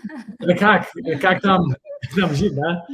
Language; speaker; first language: Russian; non-native, fluent; English